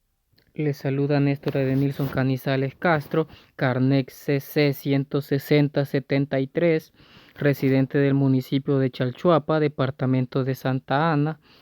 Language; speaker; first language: Spanish; native; Spanish